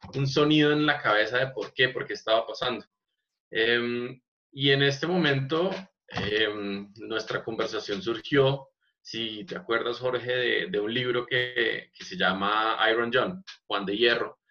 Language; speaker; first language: Spanish; native; Spanish